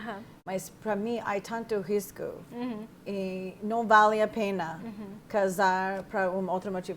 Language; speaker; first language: Portuguese; non-native, fluent; English